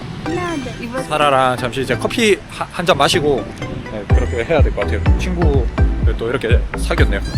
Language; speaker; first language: Korean; native; Korean